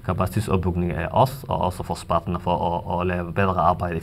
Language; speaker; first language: Danish; non-native, fluent; Somali